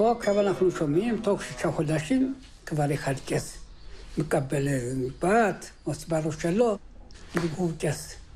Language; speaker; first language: Hebrew; early bilingual, other home language; Amharic